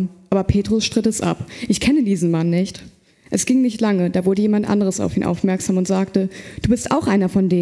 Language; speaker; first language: German; native; German